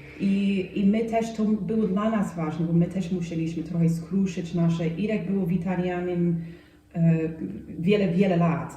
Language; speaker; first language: Polish; non-native, fluent; English